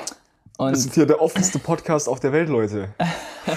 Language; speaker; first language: German; native; German